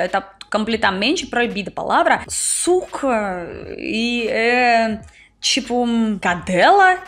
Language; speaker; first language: Portuguese; non-native, learner; Russian